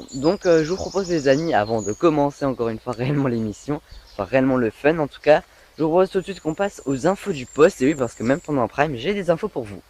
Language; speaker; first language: French; native; French